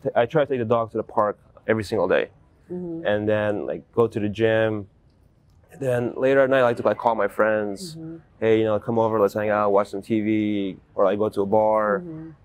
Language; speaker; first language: English; native; English